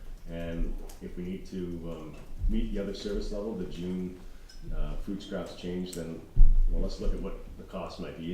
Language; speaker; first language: English; native; English